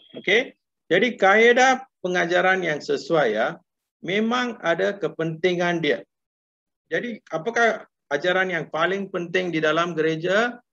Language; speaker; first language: Malay; non-native, local second language; Tamil